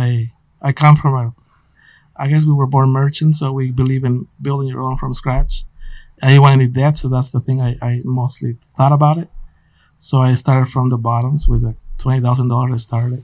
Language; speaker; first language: English; non-native, fluent; Spanish